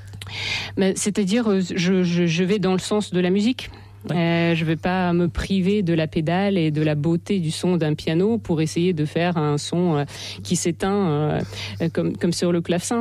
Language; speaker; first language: French; non-native, fluent; Russian